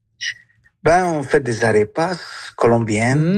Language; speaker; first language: French; non-native, fluent; Spanish